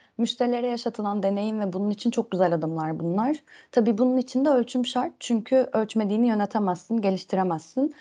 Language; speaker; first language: Turkish; native; Turkish